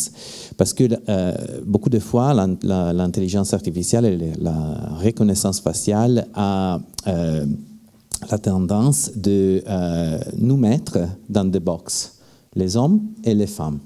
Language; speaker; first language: French; non-native, fluent; Italian